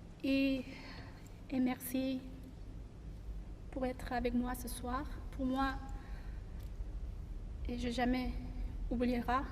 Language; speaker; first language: French; non-native, learner; Korean